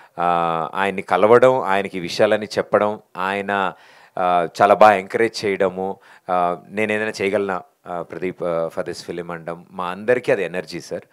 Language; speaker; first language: Telugu; native; Telugu